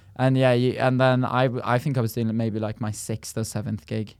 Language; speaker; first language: English; non-native, fluent; Norwegian